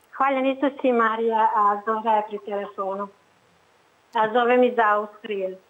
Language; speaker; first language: Croatian; native; Croatian